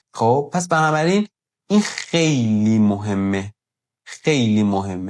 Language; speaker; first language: Persian; native; Persian